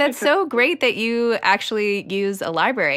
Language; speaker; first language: English; native; English